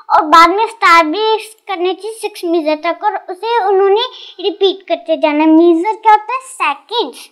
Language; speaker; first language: Hindi; non-native, local second language; Punjabi